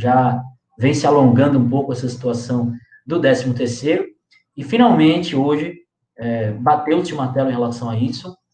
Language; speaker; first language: Portuguese; native; Portuguese